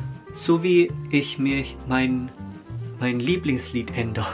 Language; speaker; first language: German; early bilingual, other home language; Filipino